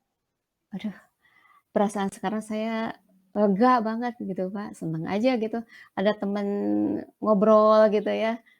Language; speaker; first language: Indonesian; non-native, local second language; Sundanese